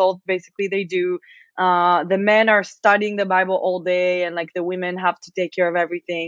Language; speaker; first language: English; non-native, fluent; Hebrew